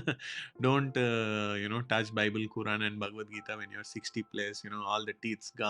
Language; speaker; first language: English; non-native, local second language; Hindi